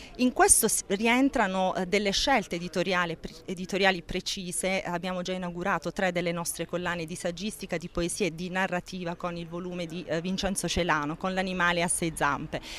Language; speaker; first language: Italian; native; Italian